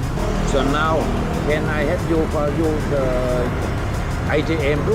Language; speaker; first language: English; non-native, learner; Vietnamese